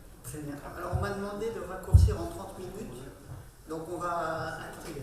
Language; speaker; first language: French; native; French